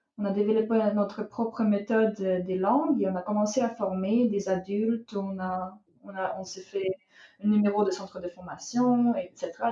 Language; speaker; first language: French; non-native, fluent; Russian